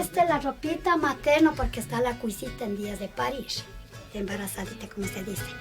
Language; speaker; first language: Spanish; native; Spanish